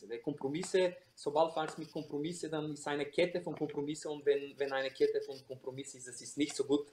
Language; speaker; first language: German; non-native, fluent; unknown